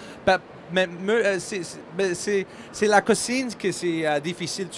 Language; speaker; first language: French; non-native, learner; English